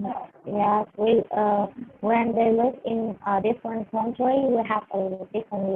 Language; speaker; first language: English; non-native, learner; Vietnamese